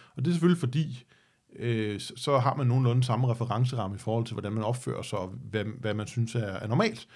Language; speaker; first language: Danish; native; Danish